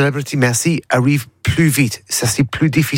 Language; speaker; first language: French; non-native, learner; English